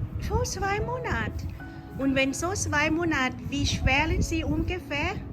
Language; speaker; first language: German; non-native, learner; Thai